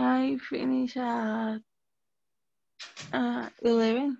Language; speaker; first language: English; non-native, learner; Spanish